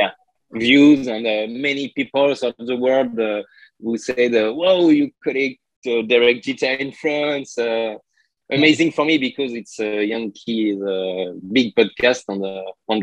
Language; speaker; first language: English; non-native, learner; French